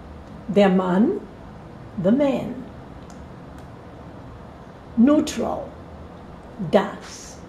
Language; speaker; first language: German; non-native, fluent; Portuguese